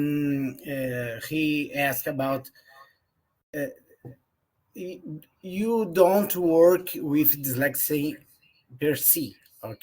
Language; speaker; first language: English; non-native, learner; Portuguese